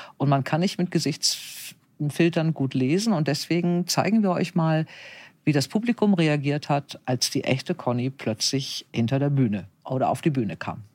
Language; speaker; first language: German; native; German